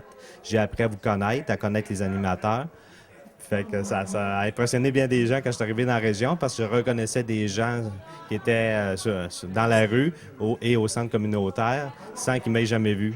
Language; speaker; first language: French; native; French